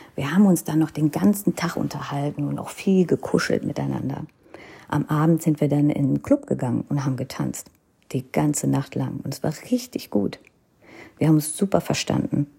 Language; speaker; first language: German; non-native, fluent; Hindi